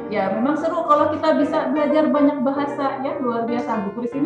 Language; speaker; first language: Indonesian; native; Indonesian